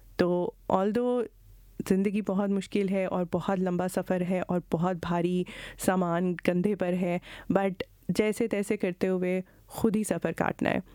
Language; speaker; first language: Urdu; non-native, local second language; Punjabi